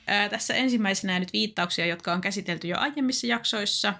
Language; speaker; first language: Finnish; native; Finnish